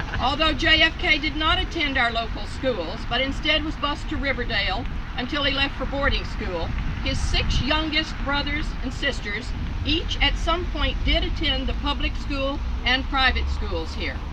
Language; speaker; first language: English; native; English